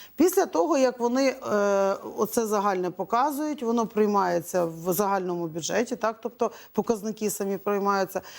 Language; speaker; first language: Ukrainian; native; Ukrainian